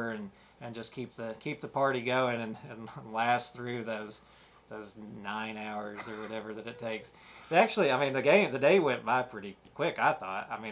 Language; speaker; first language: English; native; English